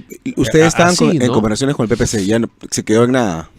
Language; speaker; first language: Spanish; native; Spanish